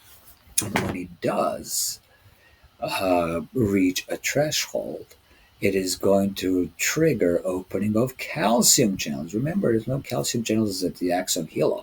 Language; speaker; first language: English; non-native, fluent; Serbian